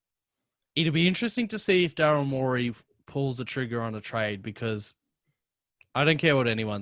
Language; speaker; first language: English; native; English